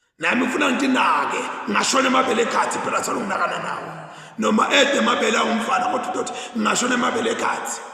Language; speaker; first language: Zulu; non-native, local second language; Swati